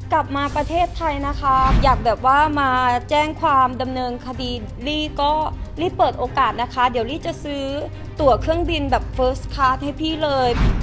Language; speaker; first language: Thai; non-native, fluent; Vietnamese